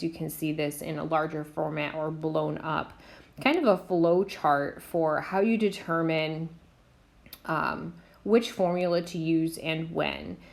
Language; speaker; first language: English; native; English